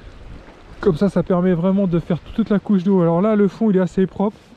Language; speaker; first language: French; native; French